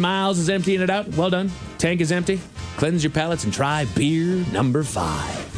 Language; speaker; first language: English; native; English